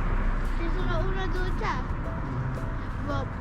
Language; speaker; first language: Italian; early bilingual, other home language; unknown